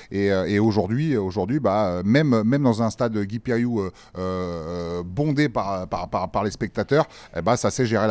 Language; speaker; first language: French; native; French